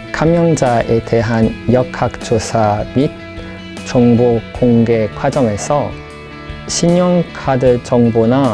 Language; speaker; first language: Korean; non-native, fluent; English